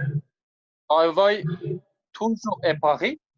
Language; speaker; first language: French; non-native, learner; Kurdish